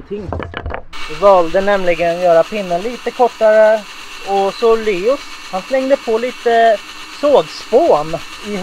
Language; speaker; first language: Swedish; non-native, fluent; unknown